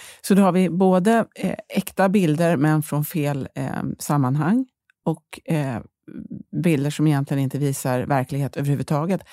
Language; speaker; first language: Swedish; native; Swedish